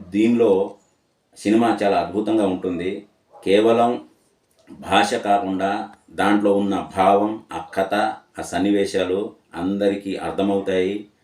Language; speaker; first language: Telugu; non-native, local second language; Lambadi